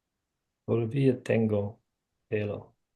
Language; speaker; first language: Spanish; non-native, learner; English